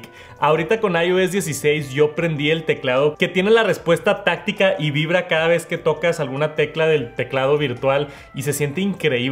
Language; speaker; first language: Spanish; native; Spanish